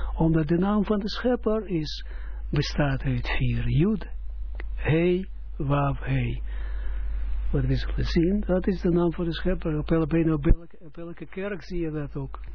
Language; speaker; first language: Dutch; non-native, fluent; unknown